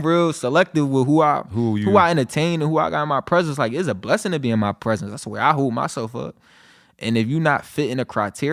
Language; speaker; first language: English; native; English